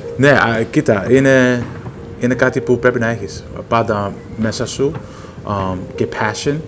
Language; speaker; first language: Greek; early bilingual, heritage; Greek